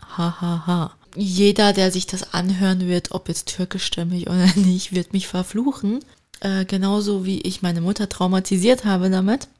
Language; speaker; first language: German; early bilingual, other home language; Turkish